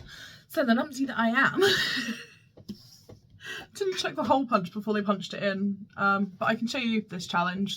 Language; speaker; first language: English; native; English